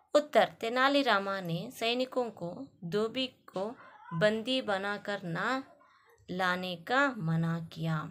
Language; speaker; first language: Hindi; non-native, local second language; Kannada